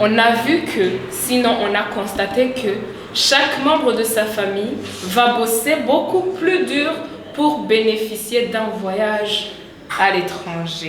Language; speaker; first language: French; non-native, local second language; Rundi